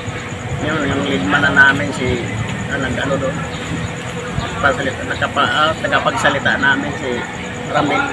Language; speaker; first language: Filipino; native; Filipino